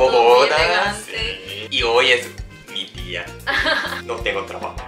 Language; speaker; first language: Spanish; non-native, learner; Japanese